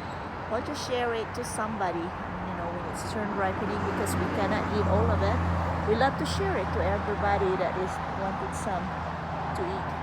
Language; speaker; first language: English; non-native, fluent; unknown